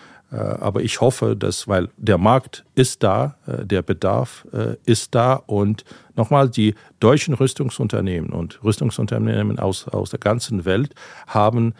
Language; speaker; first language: German; non-native, fluent; Ukrainian